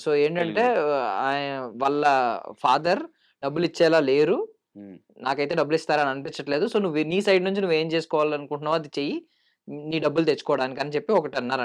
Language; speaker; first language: Telugu; native; Telugu